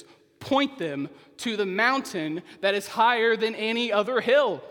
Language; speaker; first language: English; native; English